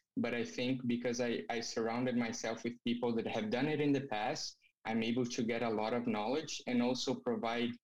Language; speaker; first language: English; non-native, fluent; Portuguese